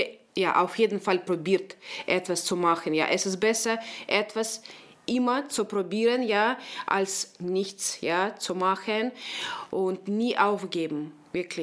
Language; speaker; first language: German; non-native, local second language; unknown